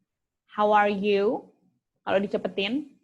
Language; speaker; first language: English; non-native, fluent; Indonesian